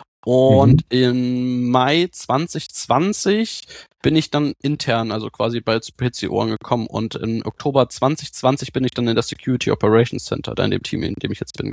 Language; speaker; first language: German; native; German